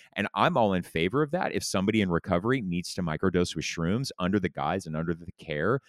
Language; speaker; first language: English; native; English